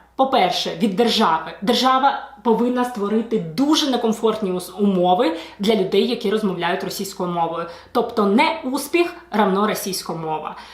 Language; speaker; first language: Ukrainian; non-native, local second language; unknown